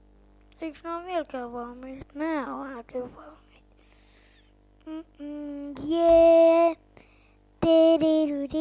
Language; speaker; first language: Finnish; native; Finnish